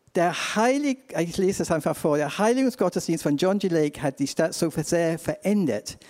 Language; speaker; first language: German; non-native, fluent; English